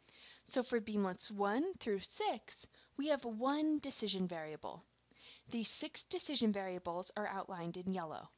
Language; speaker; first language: English; native; English